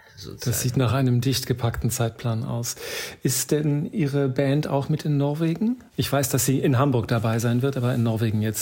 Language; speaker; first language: German; native; German